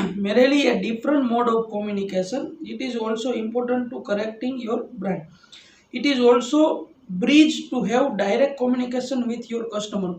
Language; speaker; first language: English; non-native, local second language; Gujarati